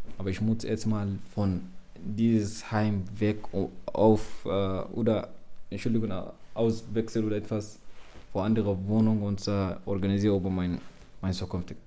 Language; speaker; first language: German; non-native, learner; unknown